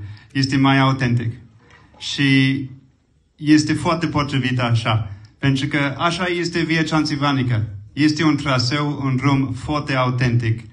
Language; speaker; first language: Romanian; non-native, fluent; English